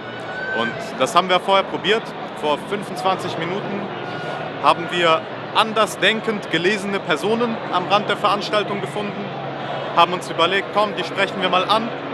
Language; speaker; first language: German; native; German